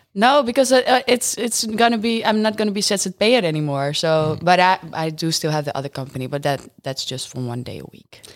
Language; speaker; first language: English; non-native, fluent; Dutch